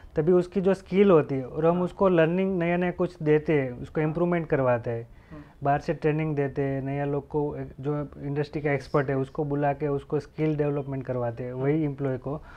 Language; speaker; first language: Hindi; non-native, local second language; Gujarati